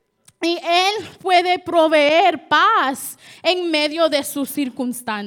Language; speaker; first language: Spanish; early bilingual, heritage; Spanish